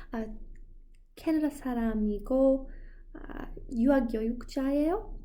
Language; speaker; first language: Korean; non-native, learner; English